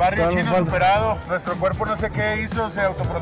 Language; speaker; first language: Spanish; native; Spanish